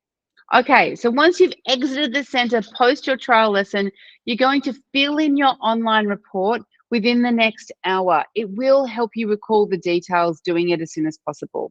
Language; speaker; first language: English; native; English